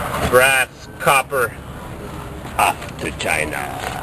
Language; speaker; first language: English; early bilingual, other home language; French